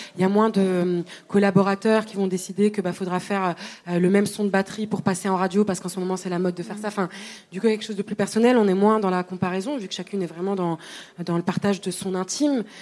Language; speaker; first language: French; non-native, local second language; Arabic